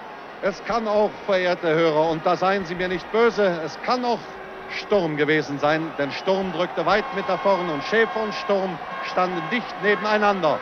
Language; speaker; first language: German; native; German